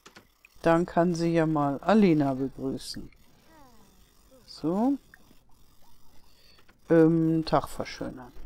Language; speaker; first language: German; native; German